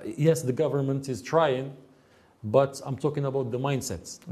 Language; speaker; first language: English; non-native, fluent; Arabic